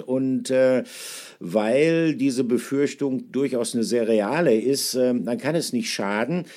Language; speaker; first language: German; native; German